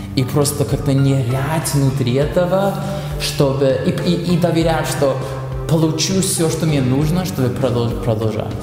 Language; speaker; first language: Russian; non-native, fluent; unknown